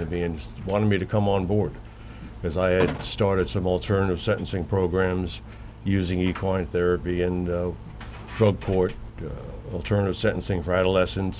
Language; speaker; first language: English; native; English